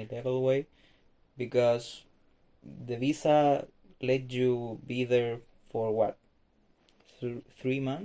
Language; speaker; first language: English; non-native, fluent; Spanish